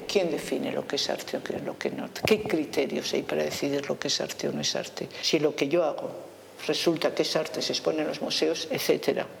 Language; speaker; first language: Spanish; native; Spanish